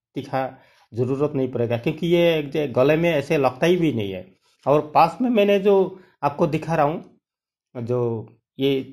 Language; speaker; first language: Hindi; non-native, local second language; Bangla